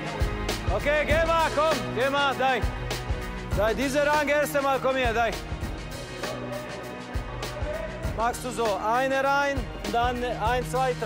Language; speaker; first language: German; non-native, learner; Italian